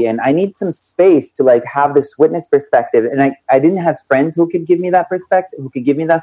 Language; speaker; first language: English; non-native, fluent; Portuguese